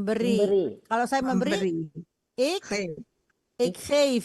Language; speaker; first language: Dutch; non-native, fluent; Indonesian